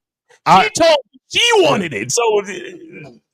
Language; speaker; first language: English; native; English